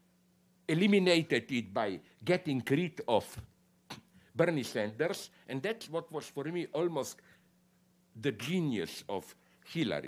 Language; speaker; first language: English; non-native, fluent; Slovenian